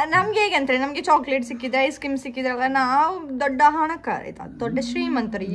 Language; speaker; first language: Kannada; non-native, local second language; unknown